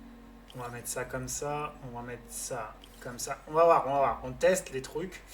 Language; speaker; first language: French; native; French